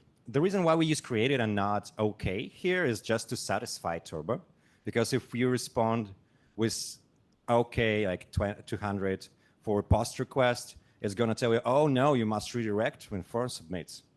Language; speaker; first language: English; non-native, fluent; Russian